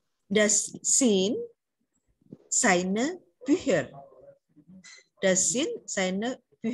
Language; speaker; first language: German; non-native, learner; Indonesian